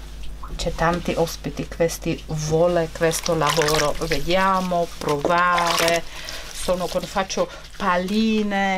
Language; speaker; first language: Italian; non-native, learner; Czech